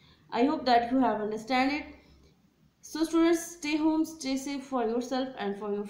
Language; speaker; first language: English; non-native, local second language; Urdu